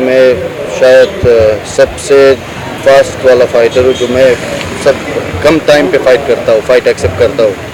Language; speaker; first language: Hindi; non-native, fluent; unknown